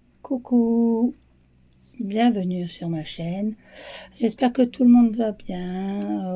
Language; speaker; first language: French; native; French